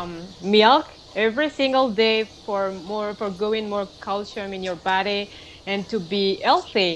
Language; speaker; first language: English; non-native, fluent; Malagasy